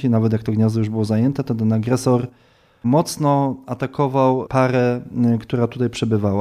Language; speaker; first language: Polish; native; Polish